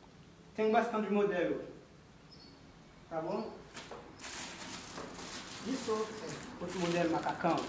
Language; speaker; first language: Portuguese; non-native, learner; Haitian Creole